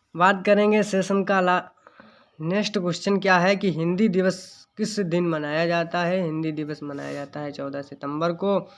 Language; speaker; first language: Hindi; native; Hindi